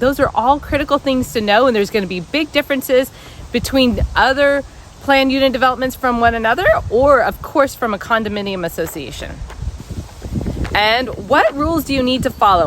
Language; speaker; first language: English; native; English